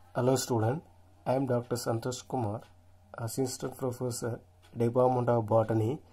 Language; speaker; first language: English; non-native, local second language; Tamil